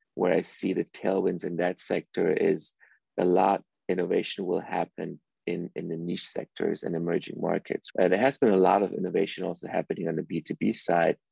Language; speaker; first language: English; early bilingual, other home language; Persian